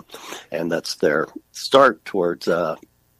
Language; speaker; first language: English; native; English